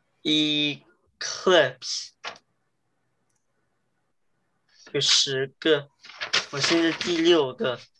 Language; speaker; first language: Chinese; early bilingual, heritage; English